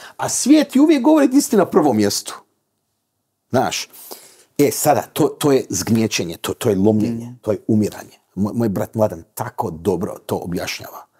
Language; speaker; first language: Croatian; early bilingual, heritage; Croatian